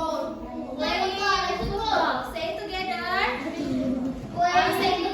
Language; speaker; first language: English; non-native, fluent; Indonesian